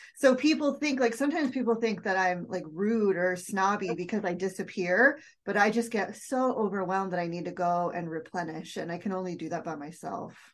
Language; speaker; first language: English; native; English